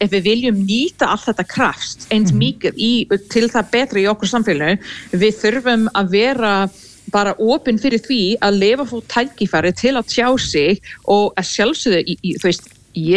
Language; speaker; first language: Icelandic; non-native, fluent; English